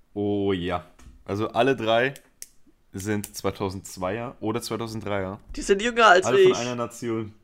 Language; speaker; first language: German; early bilingual, other home language; Spanish